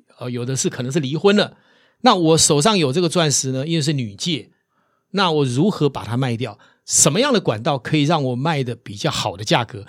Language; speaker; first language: Chinese; native; Chinese